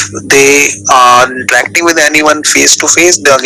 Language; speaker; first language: English; non-native, local second language; Hindi